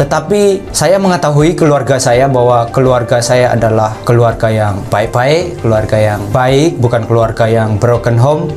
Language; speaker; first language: Indonesian; non-native, local second language; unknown